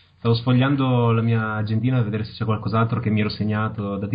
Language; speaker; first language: Italian; native; Italian